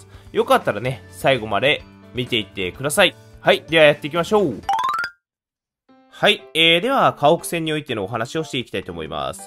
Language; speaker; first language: Japanese; native; Japanese